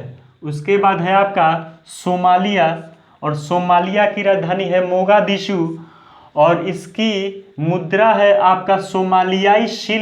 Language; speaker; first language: Hindi; native; Hindi